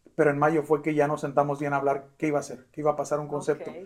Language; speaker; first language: Spanish; native; Spanish